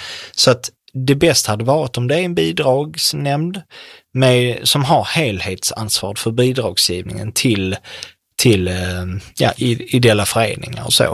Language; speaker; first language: Swedish; native; Swedish